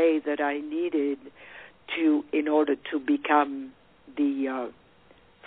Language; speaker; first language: English; non-native, fluent; French